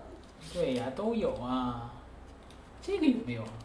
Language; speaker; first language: Chinese; native; Chinese